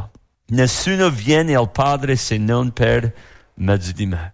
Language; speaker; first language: Italian; non-native, fluent; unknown